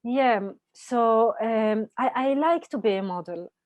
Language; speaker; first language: English; non-native, fluent; Hebrew